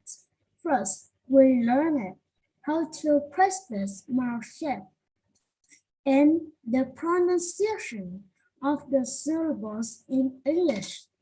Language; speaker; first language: English; non-native, learner; Vietnamese